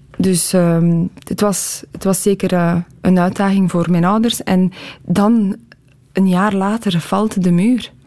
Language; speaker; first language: Dutch; early bilingual, other home language; Polish